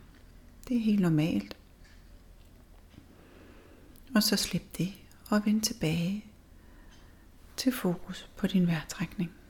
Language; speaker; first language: Danish; native; Danish